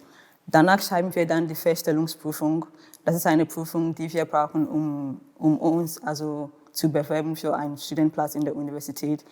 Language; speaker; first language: German; non-native, fluent; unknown